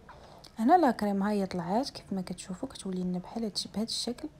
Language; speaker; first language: Arabic; native; Arabic